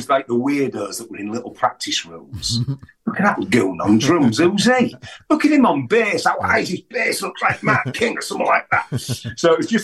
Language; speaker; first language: English; native; English